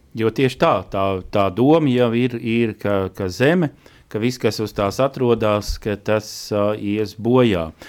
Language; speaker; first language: Latvian; native; Latvian